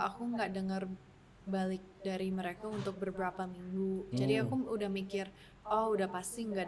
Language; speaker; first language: Indonesian; early bilingual, heritage; English